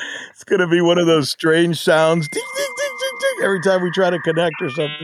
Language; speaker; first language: English; early bilingual, other home language; Spanish